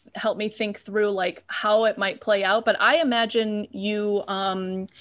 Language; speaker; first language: English; native; English